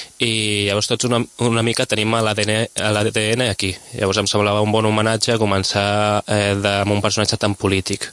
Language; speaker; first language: Catalan; non-native, local second language; Spanish